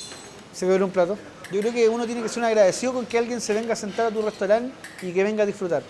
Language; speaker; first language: Spanish; native; Spanish